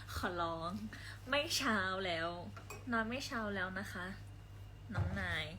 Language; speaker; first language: Thai; native; Thai